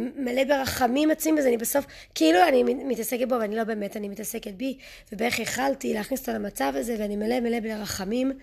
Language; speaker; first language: Hebrew; early bilingual, other home language; English